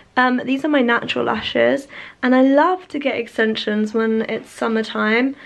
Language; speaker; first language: English; native; English